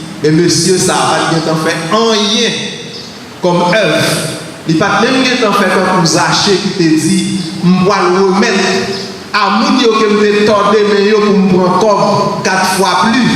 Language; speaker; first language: French; non-native, learner; Haitian Creole